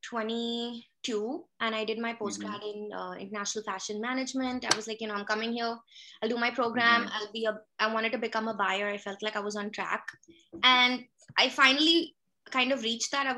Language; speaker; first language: English; non-native, local second language; Hindi